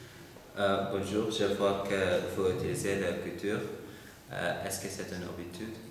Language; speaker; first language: French; non-native, learner; Dutch